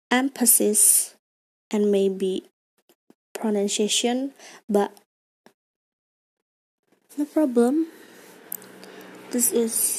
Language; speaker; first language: English; non-native, learner; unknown